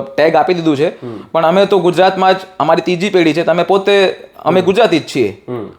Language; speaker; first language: Gujarati; non-native, local second language; Hindi